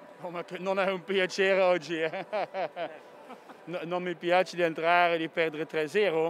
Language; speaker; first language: Italian; non-native, fluent; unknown